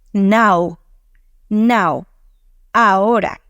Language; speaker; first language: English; non-native, fluent; Spanish